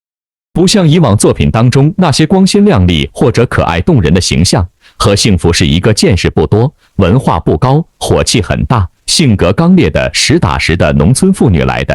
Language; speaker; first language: Chinese; native; Chinese